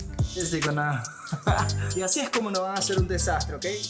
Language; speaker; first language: Spanish; native; Spanish